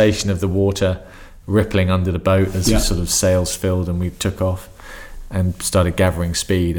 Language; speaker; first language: English; native; English